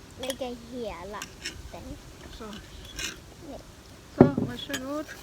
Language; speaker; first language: Swedish; non-native, learner; Thai